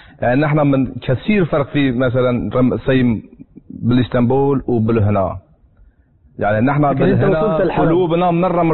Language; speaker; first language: Arabic; non-native, learner; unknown